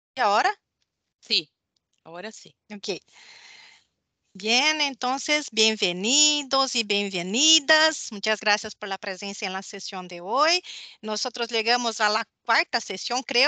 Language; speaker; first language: Spanish; non-native, fluent; Portuguese